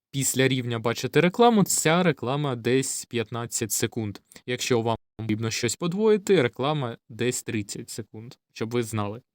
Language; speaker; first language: Ukrainian; non-native, local second language; Russian